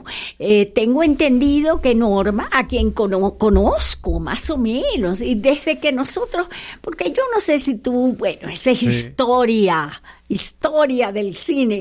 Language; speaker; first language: Spanish; native; Spanish